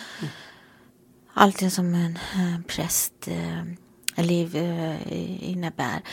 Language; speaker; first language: Swedish; non-native, fluent; Romanian